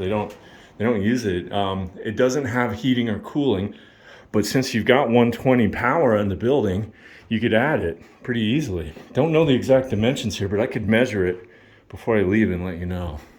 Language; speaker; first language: English; native; English